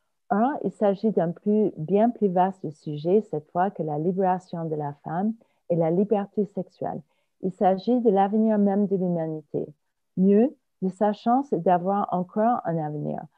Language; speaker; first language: French; non-native, fluent; English